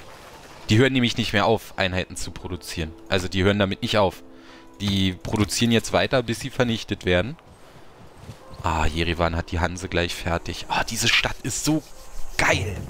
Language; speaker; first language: German; native; German